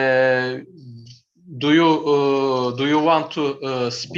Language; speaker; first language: English; non-native, learner; Turkish